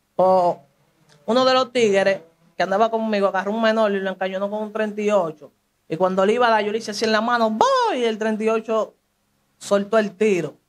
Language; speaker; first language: Spanish; native; Spanish